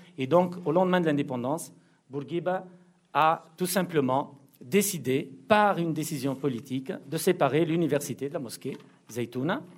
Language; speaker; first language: French; non-native, local second language; Arabic